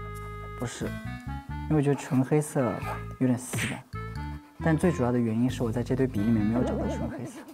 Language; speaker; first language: Chinese; native; Chinese